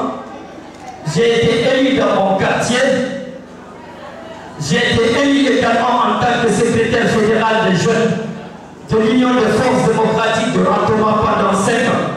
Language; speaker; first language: French; non-native, local second language; Fula